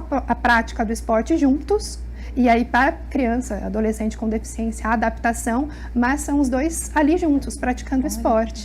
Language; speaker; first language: Portuguese; native; Portuguese